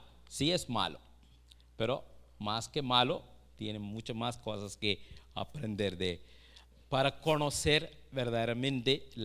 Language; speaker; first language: Spanish; non-native, fluent; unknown